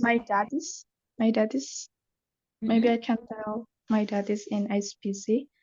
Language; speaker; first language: English; non-native, learner; Indonesian